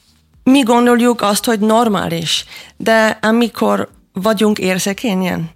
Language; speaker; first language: Hungarian; non-native, learner; German